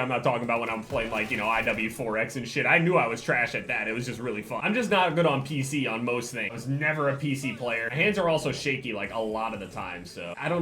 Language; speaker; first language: English; native; English